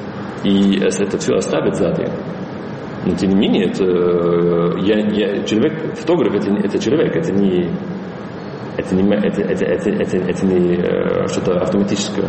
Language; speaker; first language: Russian; non-native, fluent; English